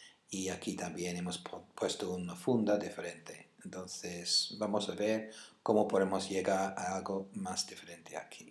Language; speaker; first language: Spanish; non-native, fluent; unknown